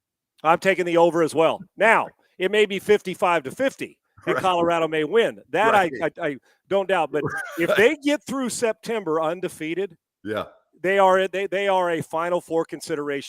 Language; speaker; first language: English; native; English